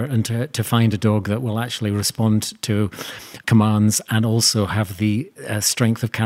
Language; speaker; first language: English; native; English